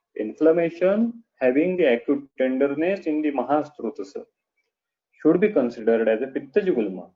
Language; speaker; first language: English; non-native, local second language; Marathi